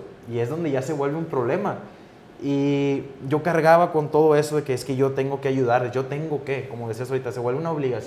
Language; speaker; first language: Spanish; native; Spanish